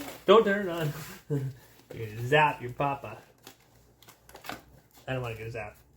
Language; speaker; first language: English; native; English